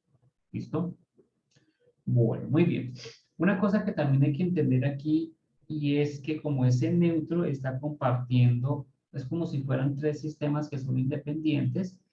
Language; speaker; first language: Spanish; native; Spanish